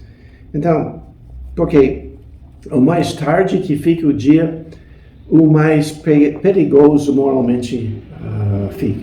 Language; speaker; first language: Portuguese; non-native, fluent; English